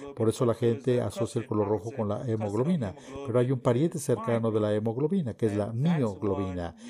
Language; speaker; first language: Spanish; non-native, fluent; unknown